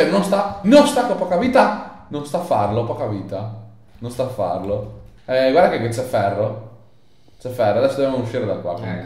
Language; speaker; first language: Italian; native; Italian